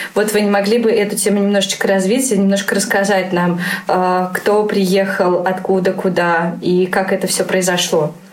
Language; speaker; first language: Russian; native; Russian